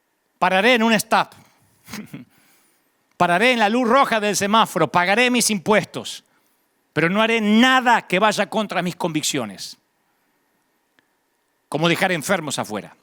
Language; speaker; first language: Spanish; native; Spanish